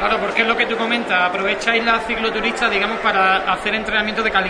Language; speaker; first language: Spanish; native; Spanish